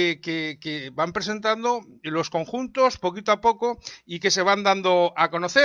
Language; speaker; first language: Spanish; native; Spanish